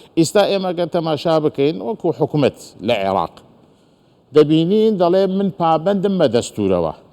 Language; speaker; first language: Central Kurdish; non-native, local second language; Azerbaijani